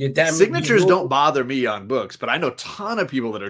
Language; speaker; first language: English; native; English